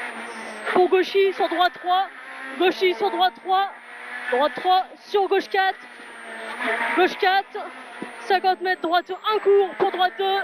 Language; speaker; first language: French; native; French